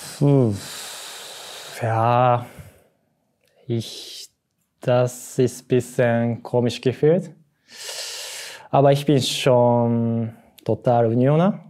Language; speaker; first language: German; non-native, learner; Japanese